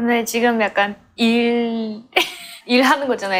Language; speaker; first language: Korean; non-native, fluent; Chinese